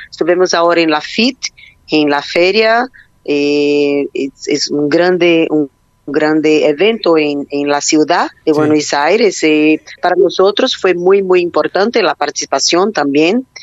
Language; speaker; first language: Spanish; non-native, learner; Portuguese